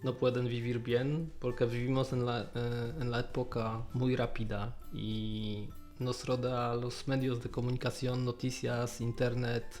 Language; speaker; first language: Spanish; non-native, learner; Polish